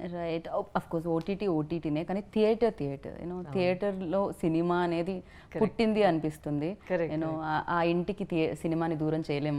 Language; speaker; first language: Telugu; native; Telugu